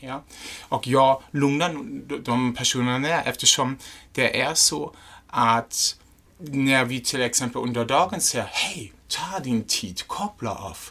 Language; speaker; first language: Swedish; non-native, fluent; German